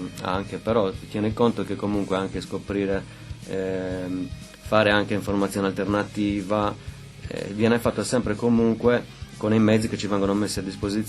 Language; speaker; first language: Italian; native; Italian